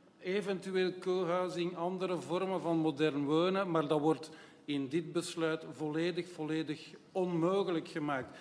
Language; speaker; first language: Dutch; native; Dutch